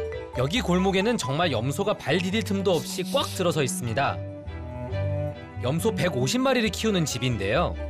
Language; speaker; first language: Korean; native; Korean